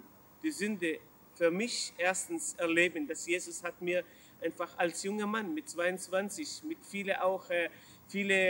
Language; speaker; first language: German; non-native, learner; Arabic